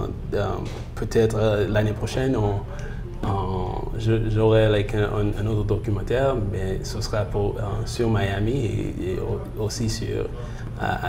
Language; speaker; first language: French; early bilingual, heritage; French